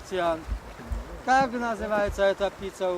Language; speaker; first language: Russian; non-native, learner; Slovak